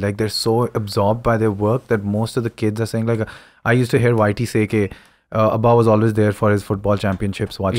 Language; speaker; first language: English; non-native, local second language; Urdu